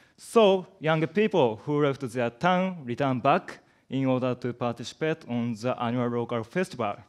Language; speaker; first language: English; non-native, learner; Japanese